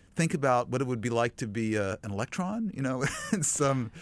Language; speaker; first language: English; native; English